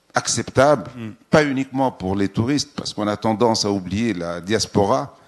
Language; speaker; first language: French; non-native, local second language; Arabic